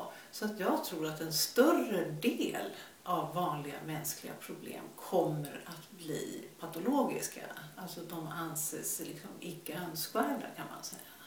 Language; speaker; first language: Swedish; native; Swedish